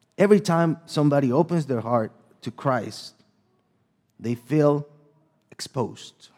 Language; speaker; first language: English; non-native, fluent; Spanish